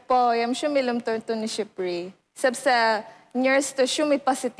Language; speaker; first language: Albanian; non-native, learner; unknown